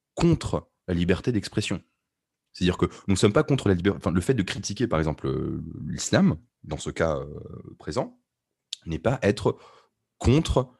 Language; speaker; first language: French; non-native, local second language; Arabic